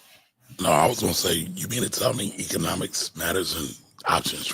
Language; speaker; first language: English; native; English